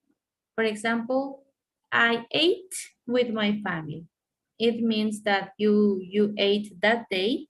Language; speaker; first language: English; non-native, fluent; Spanish